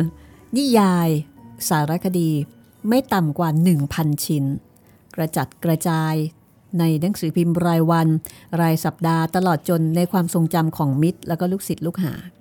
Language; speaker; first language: Thai; native; Thai